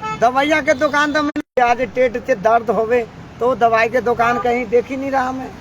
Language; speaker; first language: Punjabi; non-native, learner; Nepali